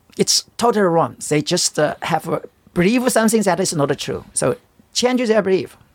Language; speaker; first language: English; non-native, learner; Chinese